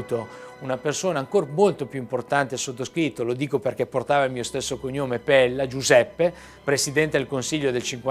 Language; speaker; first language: Italian; native; Italian